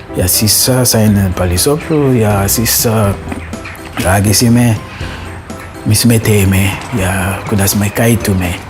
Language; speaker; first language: Estonian; non-native, learner; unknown